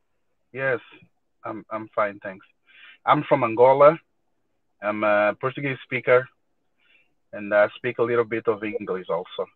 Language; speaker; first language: English; non-native, learner; Portuguese